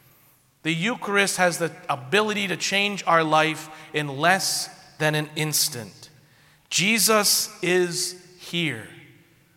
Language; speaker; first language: English; native; English